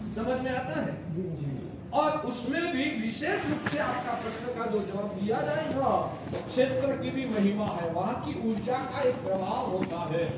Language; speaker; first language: Hindi; non-native, local second language; Gujarati